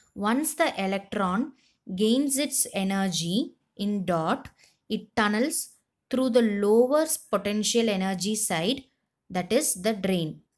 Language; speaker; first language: English; non-native, local second language; Tamil